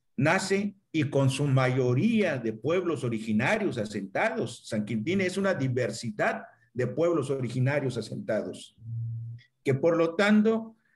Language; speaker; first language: Spanish; non-native, local second language; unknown